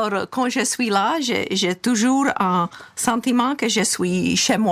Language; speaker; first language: French; non-native, fluent; Czech